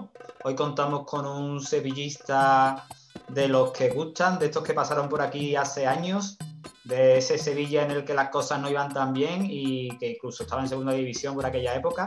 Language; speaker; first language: Spanish; native; Spanish